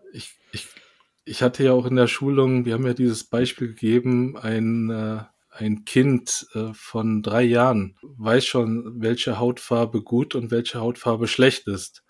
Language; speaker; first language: German; early bilingual, other home language; Korean